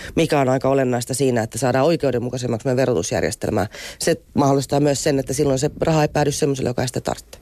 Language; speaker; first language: Finnish; non-native, local second language; Swedish